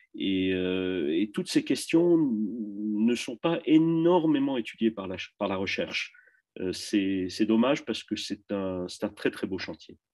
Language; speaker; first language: French; native; French